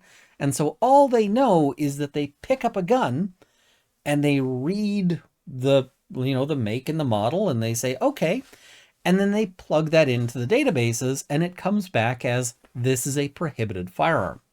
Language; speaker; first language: English; native; English